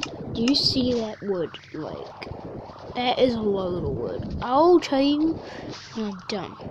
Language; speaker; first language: English; native; English